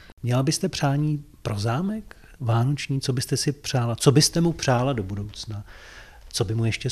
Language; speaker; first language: Czech; native; Czech